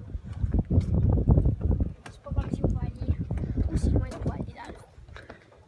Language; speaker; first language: French; native; French